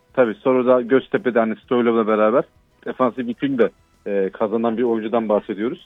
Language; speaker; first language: Turkish; native; Turkish